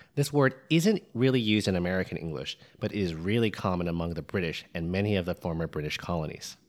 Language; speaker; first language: English; native; English